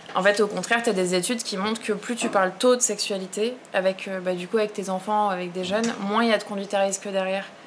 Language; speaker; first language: French; native; French